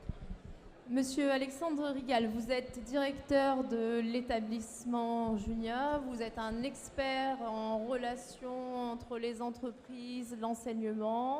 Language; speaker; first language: French; native; French